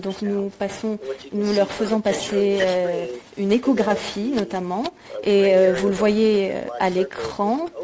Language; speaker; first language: French; native; French